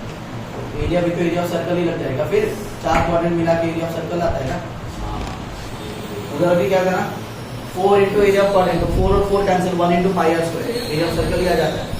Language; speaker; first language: Hindi; native; Hindi